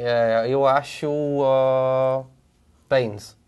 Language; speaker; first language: Portuguese; non-native, learner; English